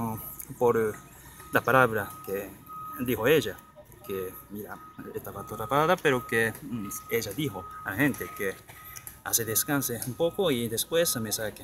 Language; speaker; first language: Spanish; non-native, learner; Japanese